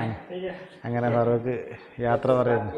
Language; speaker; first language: Malayalam; native; Malayalam